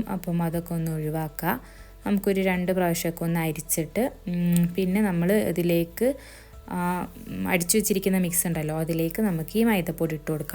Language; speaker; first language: Malayalam; native; Malayalam